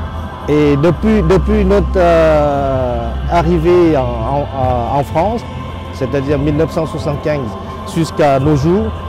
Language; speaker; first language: French; non-native, fluent; Lao